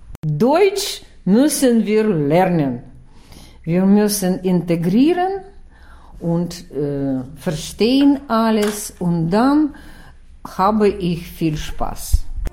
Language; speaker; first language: German; non-native, learner; Ukrainian